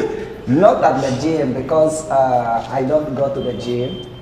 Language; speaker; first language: English; non-native, fluent; Portuguese